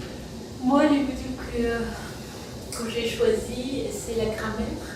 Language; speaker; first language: French; non-native, fluent; Persian